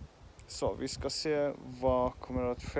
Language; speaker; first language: Swedish; non-native, learner; Finnish